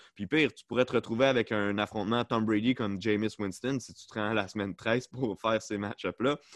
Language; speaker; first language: French; native; French